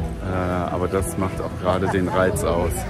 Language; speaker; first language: German; native; German